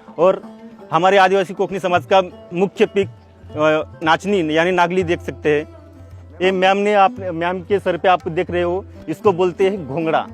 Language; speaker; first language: Hindi; non-native, local second language; Kukna